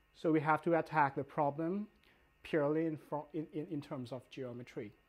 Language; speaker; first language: English; non-native, fluent; Thai